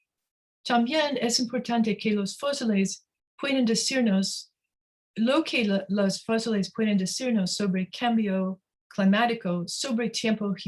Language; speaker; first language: Spanish; non-native, learner; English